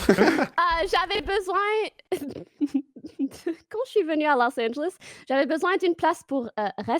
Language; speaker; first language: French; non-native, fluent; English